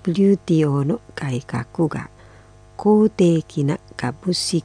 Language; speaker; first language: Japanese; non-native, fluent; Indonesian